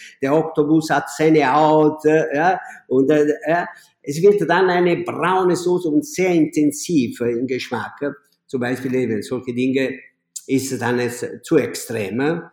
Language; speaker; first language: German; non-native, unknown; Italian